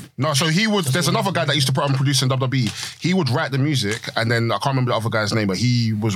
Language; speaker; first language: English; native; English